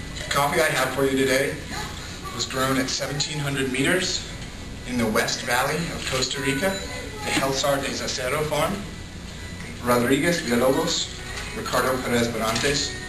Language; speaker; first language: English; native; English